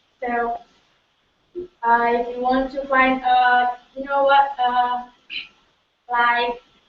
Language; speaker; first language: English; non-native, learner; Indonesian